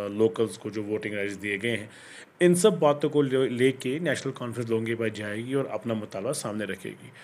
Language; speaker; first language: Hindi; non-native, local second language; Kashmiri